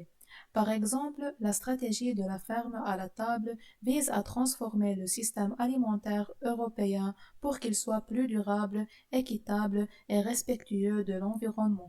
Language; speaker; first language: French; non-native, fluent; Arabic